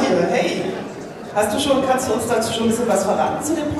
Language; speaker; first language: German; native; German